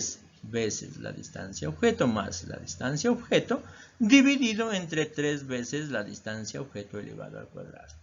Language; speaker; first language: Spanish; native; Spanish